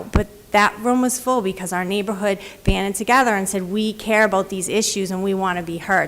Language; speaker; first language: English; native; English